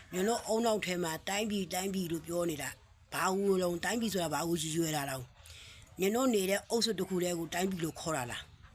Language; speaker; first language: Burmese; native; Burmese